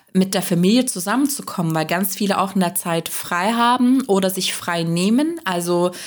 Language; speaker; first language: German; non-native, fluent; Turkish